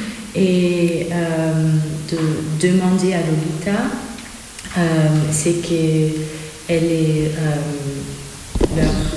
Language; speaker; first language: French; non-native, learner; German